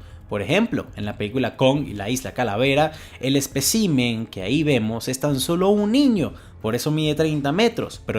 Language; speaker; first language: Spanish; native; Spanish